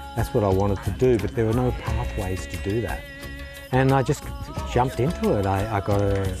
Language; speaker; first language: English; native; English